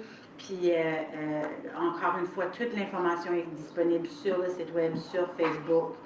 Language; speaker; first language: French; native; French